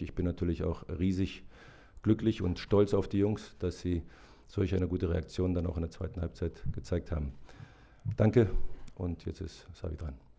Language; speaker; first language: German; native; German